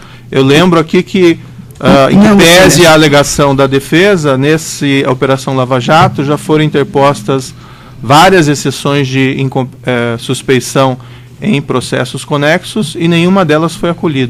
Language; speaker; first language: Portuguese; native; Portuguese